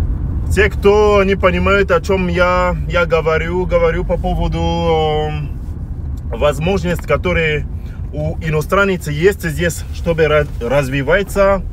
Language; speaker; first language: Russian; non-native, learner; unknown